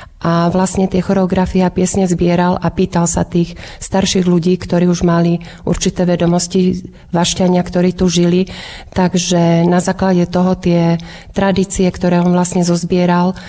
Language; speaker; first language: Slovak; native; Slovak